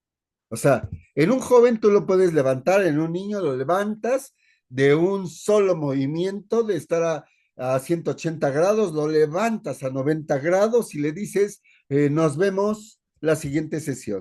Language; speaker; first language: Spanish; native; Spanish